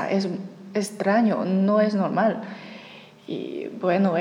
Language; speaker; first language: Spanish; non-native, learner; Chinese